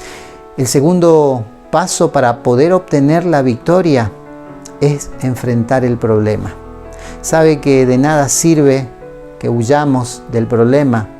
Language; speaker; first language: Spanish; native; Spanish